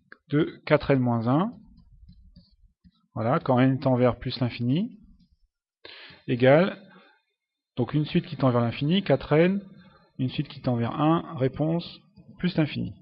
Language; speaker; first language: French; native; French